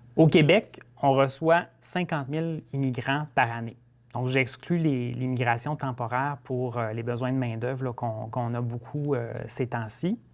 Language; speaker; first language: French; native; French